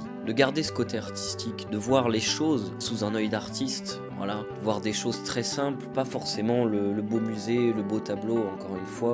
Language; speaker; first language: French; native; French